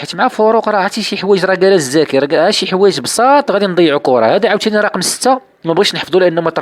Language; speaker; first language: Arabic; native; Arabic